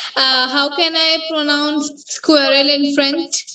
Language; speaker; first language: English; non-native, fluent; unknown